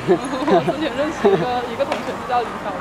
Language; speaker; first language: Chinese; native; Chinese